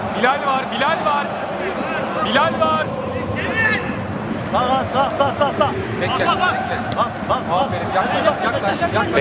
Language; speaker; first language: Turkish; native; Turkish